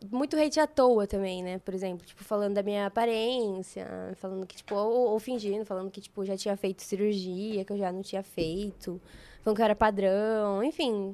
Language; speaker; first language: Portuguese; native; Portuguese